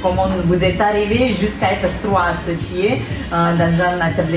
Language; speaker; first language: French; non-native, fluent; Russian